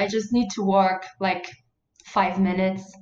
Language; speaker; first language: English; non-native, fluent; German